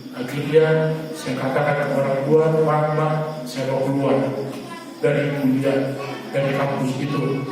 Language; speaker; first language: Indonesian; non-native, local second language; Batak Toba